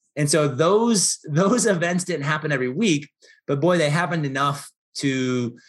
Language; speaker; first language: English; native; English